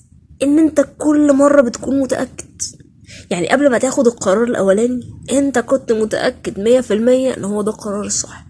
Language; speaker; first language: Arabic; native; Arabic